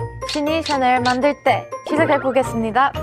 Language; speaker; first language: Korean; early bilingual, heritage; Korean